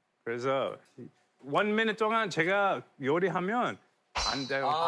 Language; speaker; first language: Korean; early bilingual, heritage; English